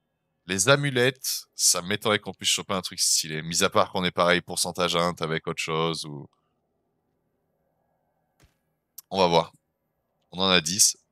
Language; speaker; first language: French; native; French